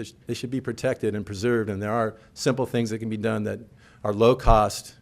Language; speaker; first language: English; native; English